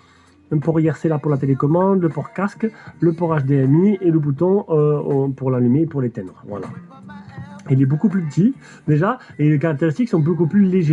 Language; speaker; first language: French; native; French